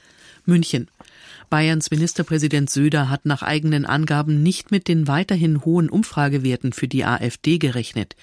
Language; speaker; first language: German; native; German